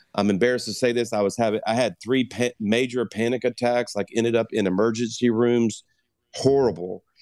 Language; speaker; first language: English; native; English